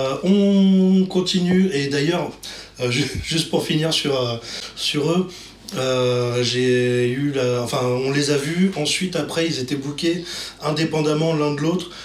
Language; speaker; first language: French; native; French